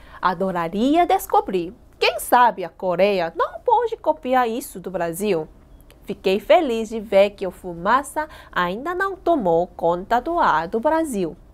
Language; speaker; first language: Portuguese; non-native, fluent; Korean